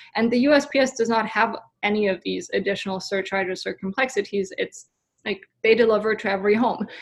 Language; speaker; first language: English; non-native, fluent; German